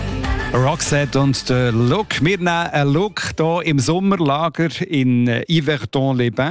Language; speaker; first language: German; native; German